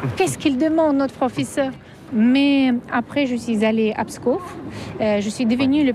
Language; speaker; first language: French; non-native, fluent; Russian